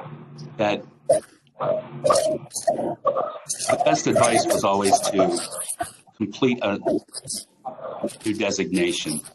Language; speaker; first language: English; native; English